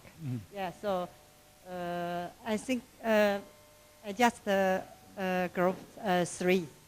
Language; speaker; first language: English; non-native, learner; Chinese